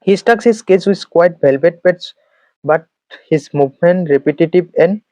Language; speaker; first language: English; non-native, local second language; Assamese